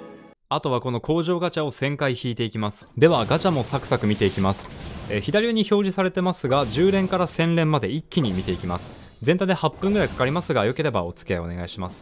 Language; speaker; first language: Japanese; native; Japanese